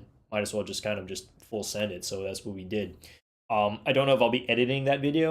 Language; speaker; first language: English; native; English